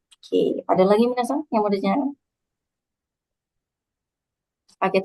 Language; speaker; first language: Indonesian; native; Indonesian